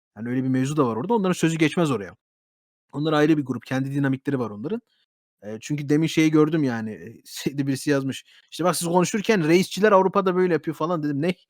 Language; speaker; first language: Turkish; early bilingual, heritage; Turkish